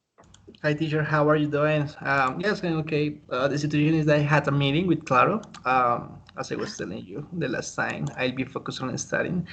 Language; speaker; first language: English; non-native, fluent; Spanish